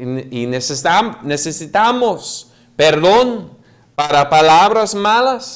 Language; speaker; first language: Spanish; non-native, fluent; English